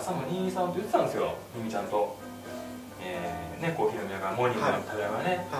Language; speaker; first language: Japanese; native; Japanese